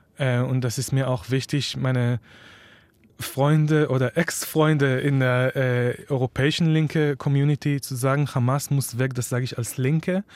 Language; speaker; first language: German; non-native, fluent; Hebrew